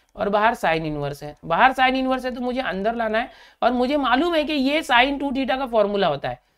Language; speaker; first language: Hindi; native; Hindi